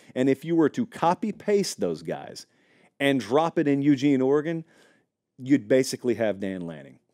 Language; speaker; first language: English; native; English